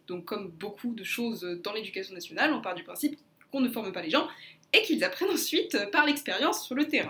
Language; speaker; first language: French; native; French